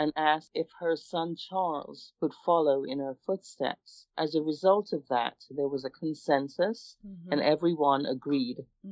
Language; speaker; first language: English; native; English